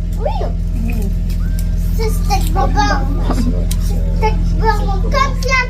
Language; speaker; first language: French; early bilingual, other home language; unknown